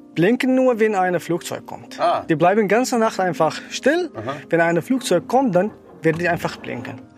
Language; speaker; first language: German; non-native, learner; Arabic